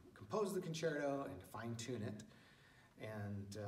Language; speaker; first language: English; native; English